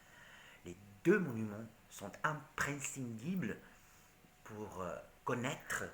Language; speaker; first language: French; non-native, learner; Italian